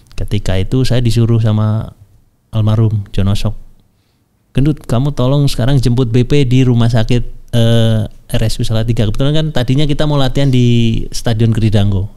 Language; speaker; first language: Indonesian; native; Indonesian